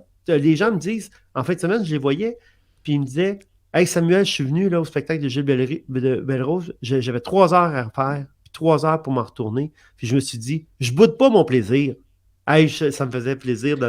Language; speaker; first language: French; native; French